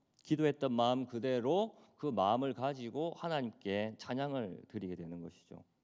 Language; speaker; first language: Korean; native; Korean